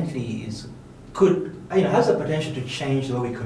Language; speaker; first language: English; native; English